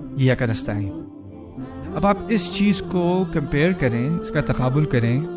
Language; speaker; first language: Urdu; early bilingual, heritage; Urdu